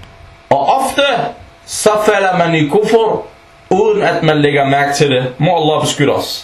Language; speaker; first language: Danish; early bilingual, other home language; Arabic